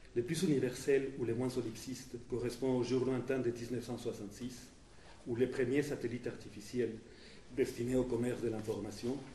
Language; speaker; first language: French; non-native, fluent; Spanish